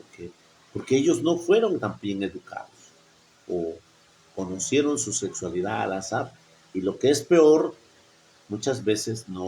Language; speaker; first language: Spanish; native; Spanish